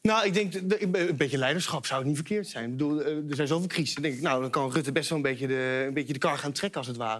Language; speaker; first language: Dutch; native; Dutch